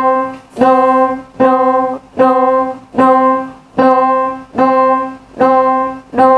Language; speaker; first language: Vietnamese; native; Vietnamese